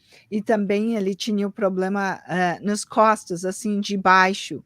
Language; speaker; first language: Portuguese; early bilingual, heritage; English